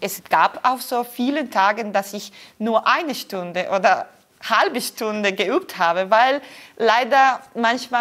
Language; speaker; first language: German; non-native, fluent; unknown